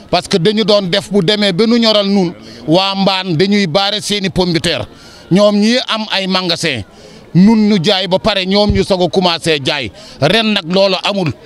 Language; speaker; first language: Wolof; native; Wolof